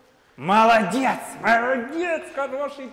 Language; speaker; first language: Russian; native; Russian